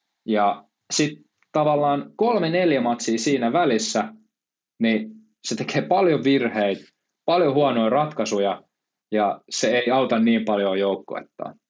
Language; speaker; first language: Finnish; native; Finnish